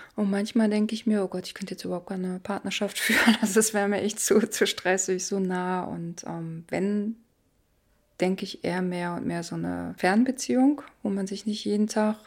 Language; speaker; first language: German; native; German